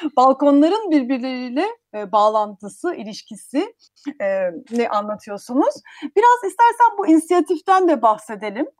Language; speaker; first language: Turkish; native; Turkish